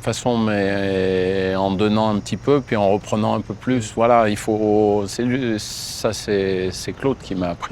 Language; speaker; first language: French; native; French